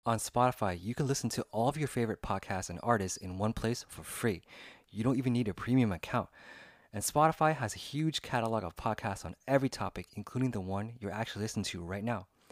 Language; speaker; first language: English; early bilingual, other home language; Vietnamese